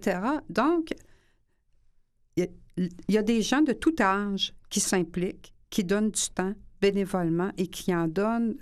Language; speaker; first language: French; native; French